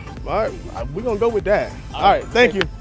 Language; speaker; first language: English; native; English